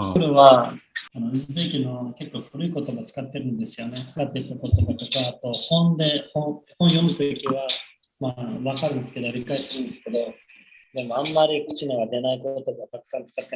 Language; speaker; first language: Japanese; non-native, fluent; Uzbek